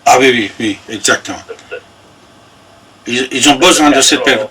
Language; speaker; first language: French; non-native, fluent; Persian